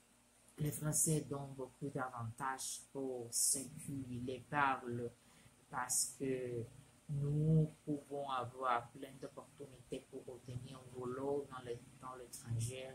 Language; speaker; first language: French; non-native, learner; Spanish